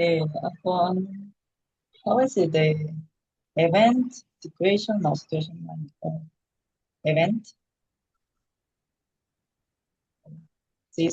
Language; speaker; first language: English; non-native, learner; Spanish